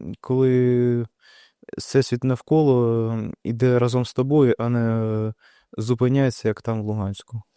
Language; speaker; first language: Ukrainian; non-native, local second language; Russian